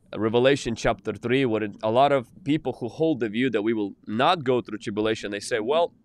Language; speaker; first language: English; non-native, fluent; Ukrainian